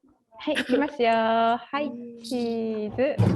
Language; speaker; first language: Japanese; native; Japanese